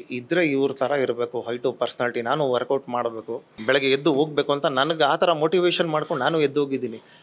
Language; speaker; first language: Kannada; native; Kannada